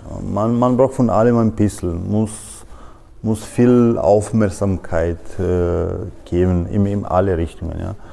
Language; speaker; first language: German; non-native, fluent; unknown